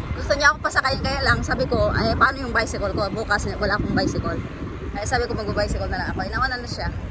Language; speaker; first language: Filipino; native; Filipino